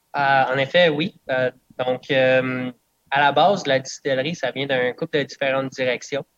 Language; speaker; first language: French; non-native, local second language; English